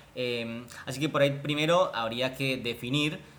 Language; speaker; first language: Spanish; native; Spanish